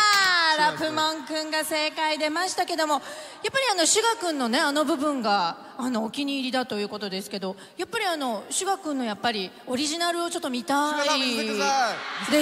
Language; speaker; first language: Japanese; native; Japanese